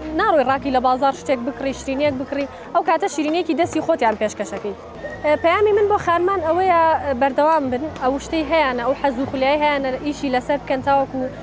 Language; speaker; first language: Central Kurdish; non-native, local second language; Gurani